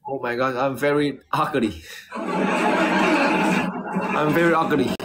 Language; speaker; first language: English; non-native, learner; Vietnamese